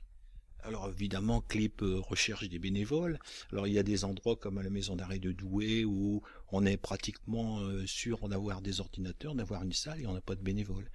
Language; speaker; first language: French; native; French